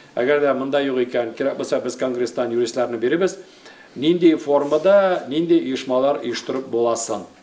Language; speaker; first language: Tatar; native; Tatar